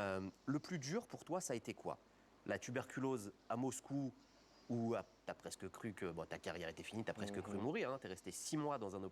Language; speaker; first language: French; native; French